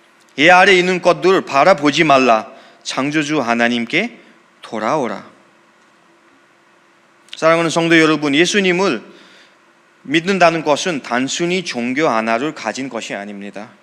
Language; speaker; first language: Korean; non-native, fluent; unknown